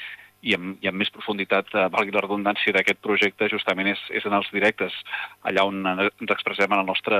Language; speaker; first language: Catalan; native; Catalan